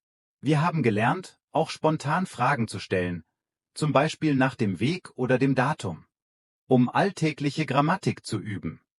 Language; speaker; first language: German; non-native, fluent; Vietnamese